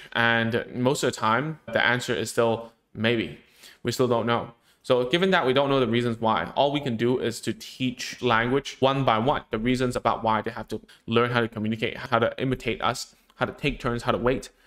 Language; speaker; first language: English; non-native, local second language; Cantonese